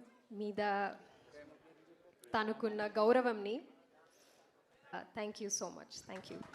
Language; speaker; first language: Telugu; non-native, learner; Malayalam